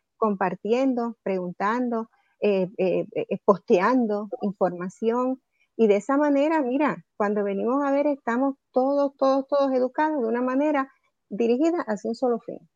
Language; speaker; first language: Spanish; native; Spanish